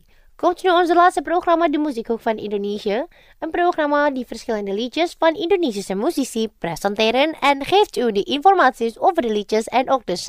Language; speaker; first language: Dutch; non-native, fluent; Indonesian